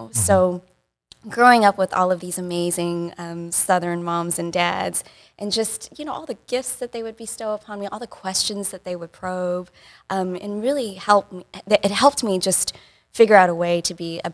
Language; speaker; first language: English; native; English